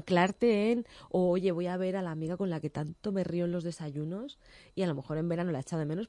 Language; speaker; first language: Spanish; native; Spanish